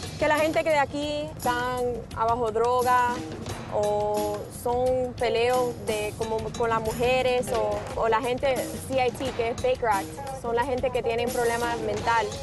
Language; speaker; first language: Spanish; early bilingual, heritage; Spanish